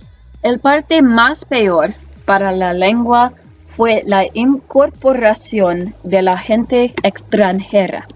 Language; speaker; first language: Spanish; non-native, learner; English